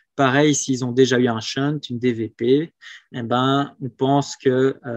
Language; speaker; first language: French; native; French